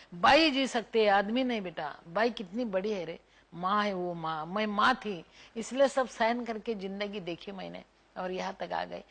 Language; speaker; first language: Hindi; non-native, local second language; Marathi